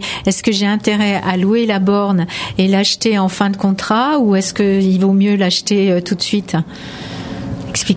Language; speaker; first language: French; native; French